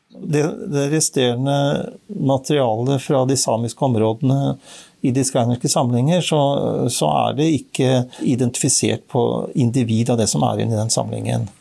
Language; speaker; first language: Norwegian; native; Norwegian